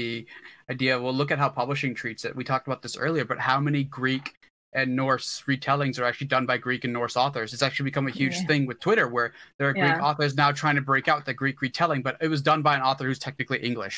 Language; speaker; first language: English; early bilingual, other home language; Hindi